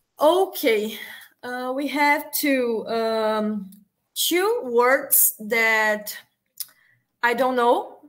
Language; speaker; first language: English; non-native, learner; Portuguese